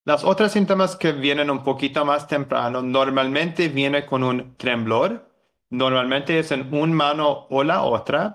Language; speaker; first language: Spanish; non-native, fluent; English